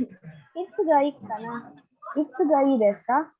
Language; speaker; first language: Japanese; non-native, learner; Indonesian